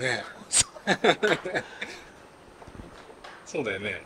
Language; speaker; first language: Japanese; native; Japanese